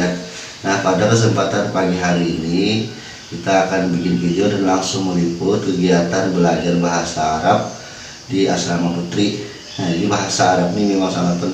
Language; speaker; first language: Indonesian; non-native, local second language; Banjar